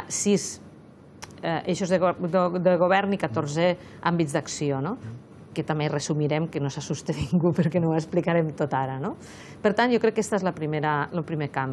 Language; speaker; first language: Catalan; native; Catalan